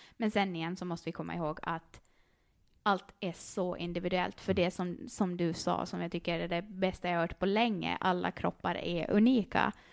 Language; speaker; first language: Swedish; native; Swedish